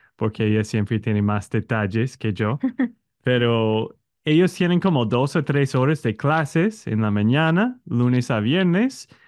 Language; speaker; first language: Spanish; non-native, fluent; English